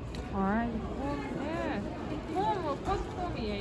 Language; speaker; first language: Korean; non-native, learner; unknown